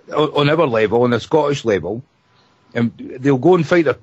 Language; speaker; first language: English; native; English